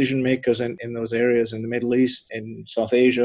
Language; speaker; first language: English; native; English